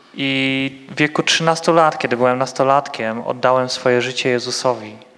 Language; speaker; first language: Polish; native; Polish